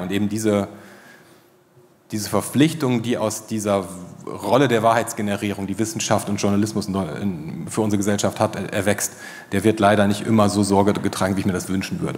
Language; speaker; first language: German; native; German